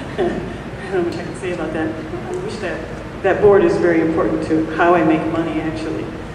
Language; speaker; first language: English; native; English